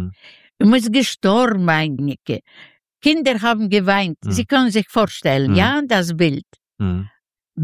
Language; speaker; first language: German; non-native, learner; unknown